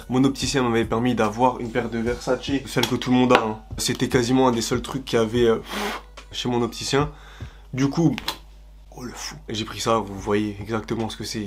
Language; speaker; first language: French; native; French